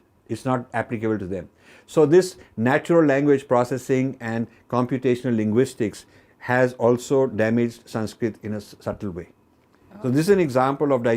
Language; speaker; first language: English; non-native, local second language; Hindi